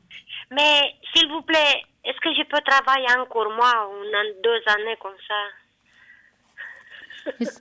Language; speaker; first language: French; non-native, learner; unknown